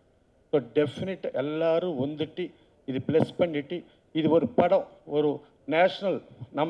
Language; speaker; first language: Tamil; non-native, learner; Telugu